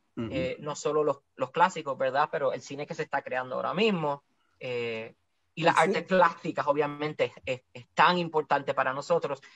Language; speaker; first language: Spanish; native; Spanish